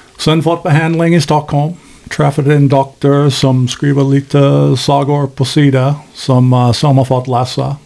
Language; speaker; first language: Swedish; non-native, learner; English